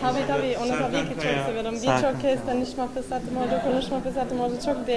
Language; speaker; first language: Turkish; non-native, fluent; German